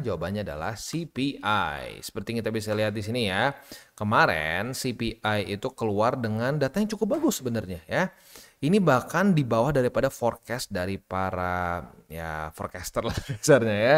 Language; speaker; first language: Indonesian; native; Indonesian